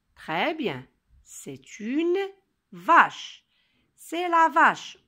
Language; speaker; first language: French; non-native, local second language; Arabic